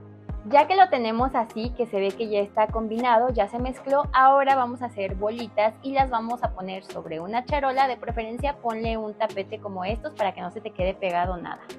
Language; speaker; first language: Spanish; native; Spanish